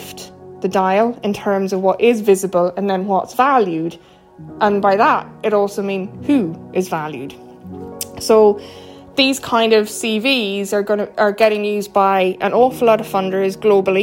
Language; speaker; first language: English; native; English